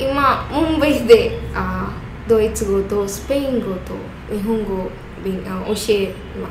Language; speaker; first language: Japanese; non-native, learner; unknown